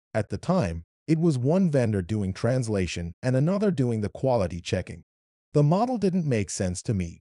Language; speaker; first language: English; non-native, fluent; Arabic